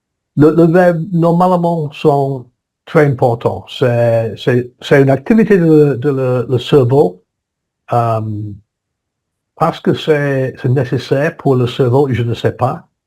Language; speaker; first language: French; non-native, learner; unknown